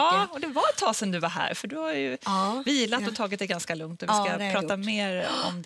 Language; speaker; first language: Swedish; native; Swedish